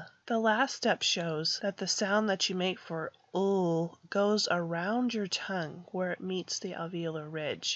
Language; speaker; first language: English; native; English